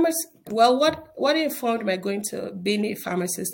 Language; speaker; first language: English; non-native, local second language; Yoruba